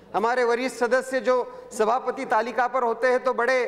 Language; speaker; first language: Hindi; non-native, local second language; Marathi